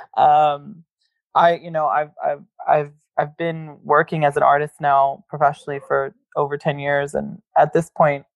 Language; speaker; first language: English; native; English